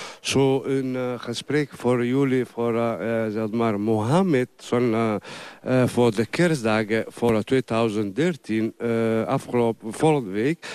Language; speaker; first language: Dutch; non-native, learner; Somali